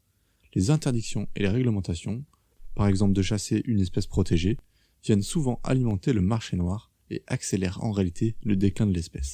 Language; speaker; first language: French; native; French